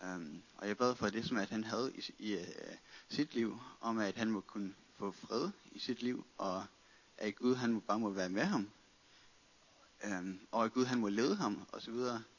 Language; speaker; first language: Danish; native; Danish